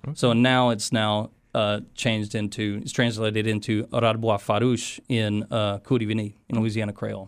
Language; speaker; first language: English; native; English